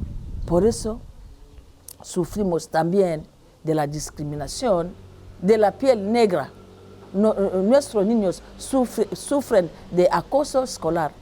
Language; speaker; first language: Spanish; non-native, learner; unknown